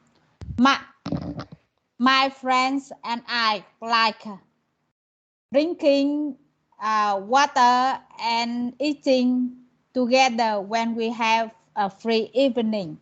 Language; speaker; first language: English; non-native, learner; Vietnamese